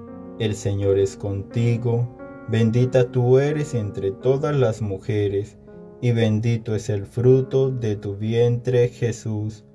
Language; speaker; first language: Spanish; native; Spanish